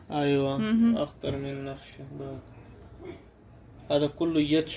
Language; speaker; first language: Arabic; non-native, learner; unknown